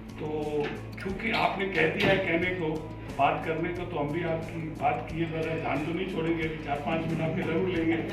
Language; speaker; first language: Urdu; non-native, local second language; Sindhi